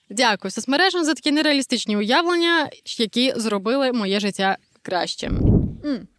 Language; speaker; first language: Ukrainian; native; Ukrainian